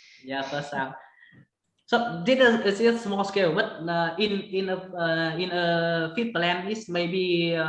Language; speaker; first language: English; non-native, learner; Vietnamese